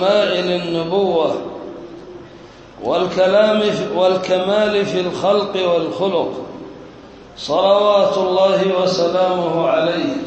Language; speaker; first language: Arabic; native; Arabic